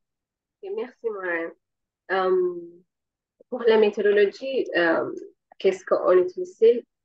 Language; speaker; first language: French; non-native, learner; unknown